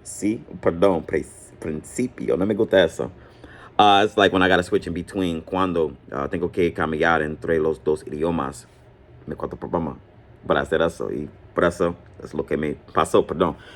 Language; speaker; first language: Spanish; non-native, learner; English